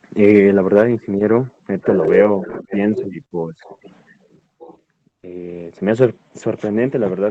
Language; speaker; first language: Spanish; native; Spanish